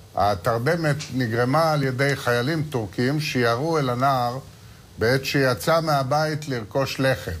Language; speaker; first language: Hebrew; native; Hebrew